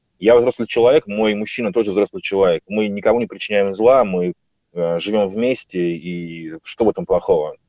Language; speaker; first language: Russian; native; Russian